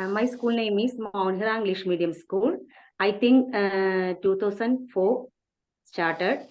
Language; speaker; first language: English; non-native, local second language; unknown